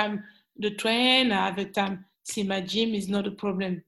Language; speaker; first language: English; non-native, learner; French